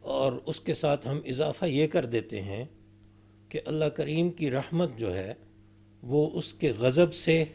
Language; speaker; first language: Urdu; native; Urdu